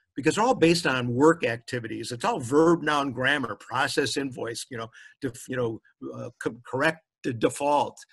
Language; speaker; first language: English; native; English